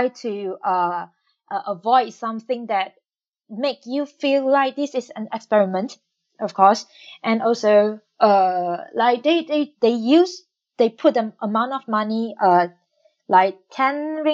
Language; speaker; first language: English; non-native, local second language; Chinese